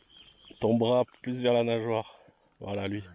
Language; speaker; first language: French; native; French